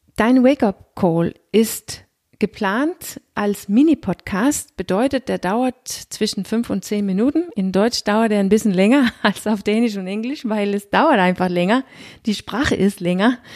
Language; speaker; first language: German; non-native, fluent; Danish